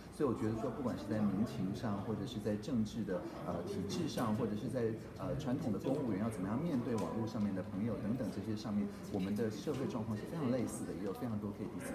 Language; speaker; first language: Chinese; native; Chinese